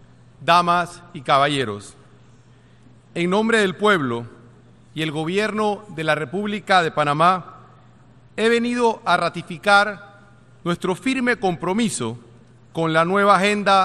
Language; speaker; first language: Spanish; native; Spanish